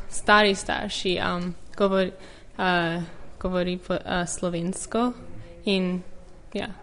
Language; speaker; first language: Slovenian; non-native, learner; French